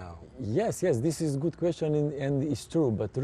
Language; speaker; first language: English; non-native, fluent; Serbian